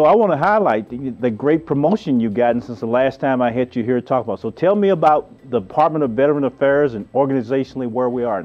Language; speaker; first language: English; native; English